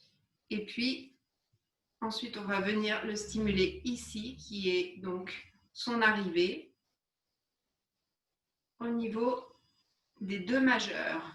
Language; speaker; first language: French; native; French